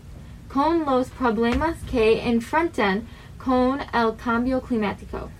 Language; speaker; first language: Spanish; non-native, learner; English